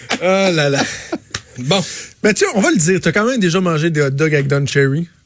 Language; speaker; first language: French; native; French